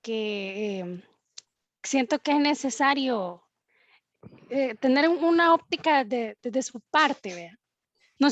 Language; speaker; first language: Spanish; native; Spanish